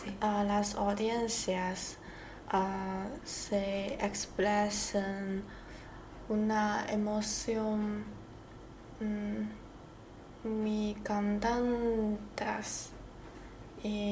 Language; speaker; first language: Spanish; non-native, learner; Chinese